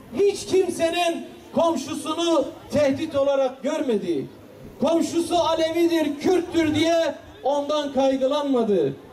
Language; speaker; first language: Turkish; non-native, local second language; Kurdish